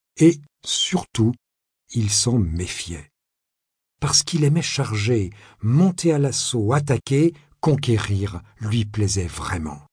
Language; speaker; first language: French; native; French